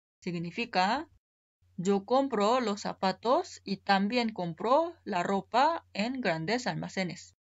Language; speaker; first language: Spanish; non-native, fluent; Korean